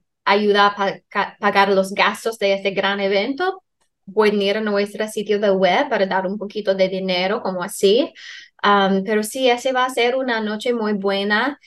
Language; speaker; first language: Spanish; non-native, fluent; English